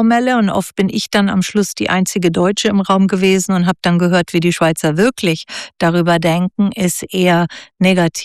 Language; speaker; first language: German; native; German